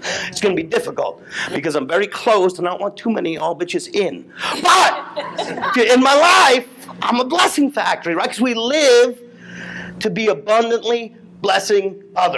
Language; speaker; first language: English; native; English